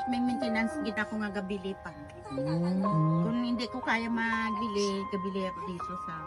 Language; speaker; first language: Filipino; non-native, local second language; Cebuano